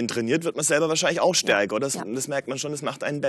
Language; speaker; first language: German; native; German